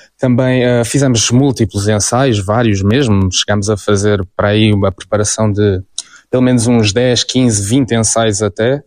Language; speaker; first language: Portuguese; native; Portuguese